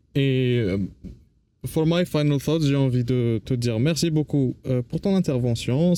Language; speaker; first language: French; non-native, local second language; Arabic